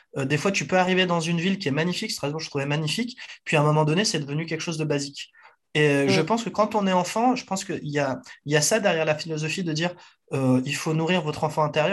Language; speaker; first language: French; native; French